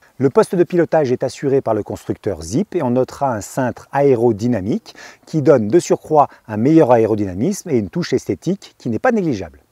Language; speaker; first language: French; native; French